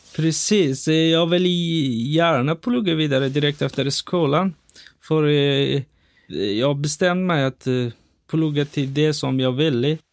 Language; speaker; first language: Swedish; non-native, fluent; Persian